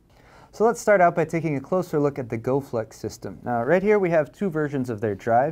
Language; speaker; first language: English; native; English